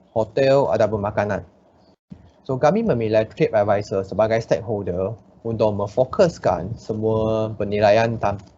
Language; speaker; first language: Malay; non-native, local second language; Chinese